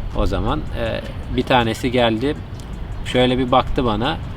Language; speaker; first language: Turkish; native; Turkish